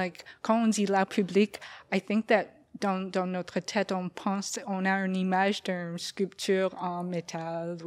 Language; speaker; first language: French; non-native, local second language; English